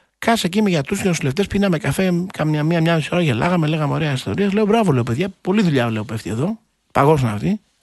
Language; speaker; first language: Greek; native; Greek